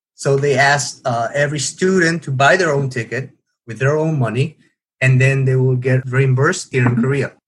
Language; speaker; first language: English; non-native, fluent; Spanish